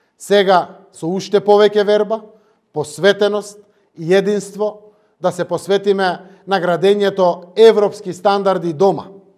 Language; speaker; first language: Macedonian; native; Macedonian